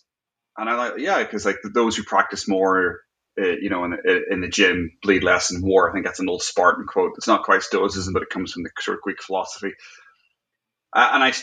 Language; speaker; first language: English; native; English